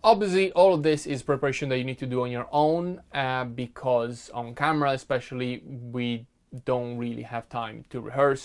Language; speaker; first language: English; non-native, fluent; Italian